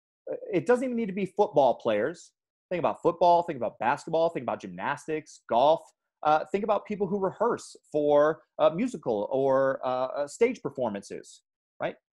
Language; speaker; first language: English; native; English